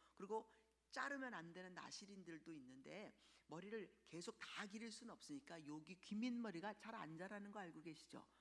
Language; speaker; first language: Korean; early bilingual, heritage; Korean